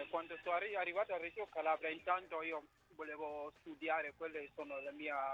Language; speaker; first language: Italian; non-native, fluent; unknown